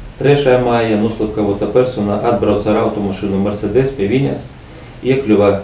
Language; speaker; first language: Latvian; non-native, local second language; Russian